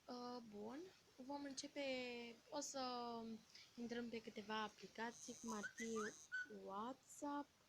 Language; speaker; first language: Romanian; native; Romanian